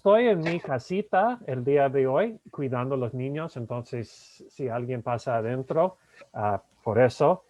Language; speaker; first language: Spanish; non-native, fluent; English